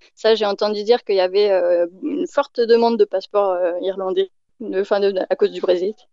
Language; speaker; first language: French; native; French